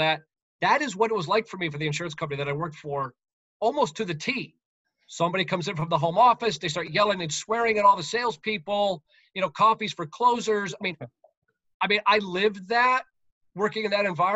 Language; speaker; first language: English; native; English